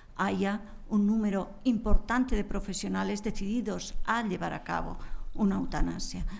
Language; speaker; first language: Spanish; non-native, local second language; Catalan